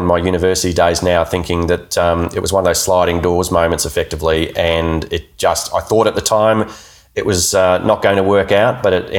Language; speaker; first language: English; native; English